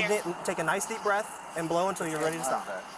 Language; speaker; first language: English; native; English